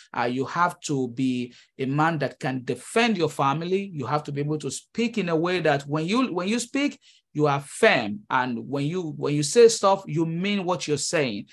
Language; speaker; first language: English; non-native, local second language; Yoruba